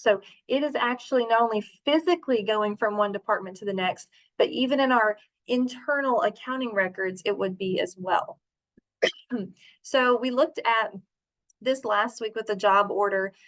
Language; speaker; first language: English; native; English